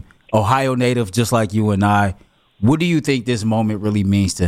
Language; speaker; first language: English; native; English